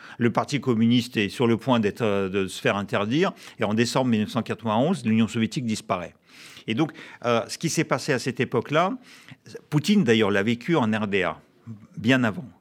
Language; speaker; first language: French; non-native, fluent; Russian